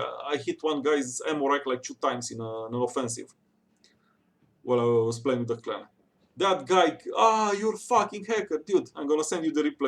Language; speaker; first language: English; non-native, fluent; Romanian